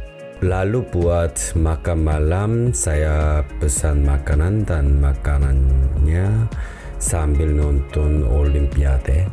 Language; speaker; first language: Indonesian; non-native, learner; Korean